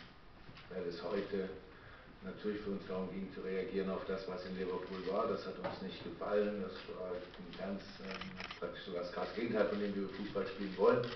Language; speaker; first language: German; native; German